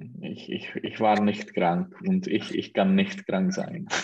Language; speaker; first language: German; non-native, learner; Czech